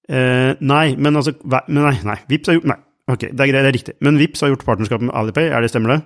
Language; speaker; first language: Norwegian; native; Norwegian